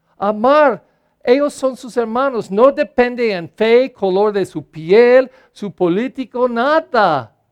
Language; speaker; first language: Spanish; non-native, fluent; English